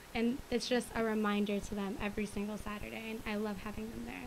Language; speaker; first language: English; early bilingual, other home language; Spanish